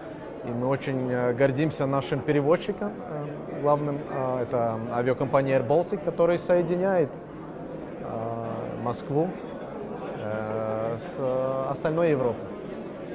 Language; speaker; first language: Russian; non-native, local second language; Latvian